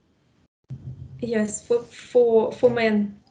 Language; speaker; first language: English; non-native, fluent; Russian